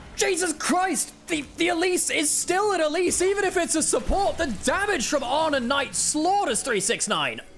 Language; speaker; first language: English; native; English